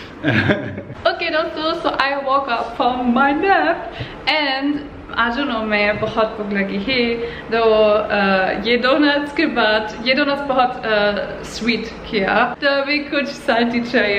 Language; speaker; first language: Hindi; non-native, learner; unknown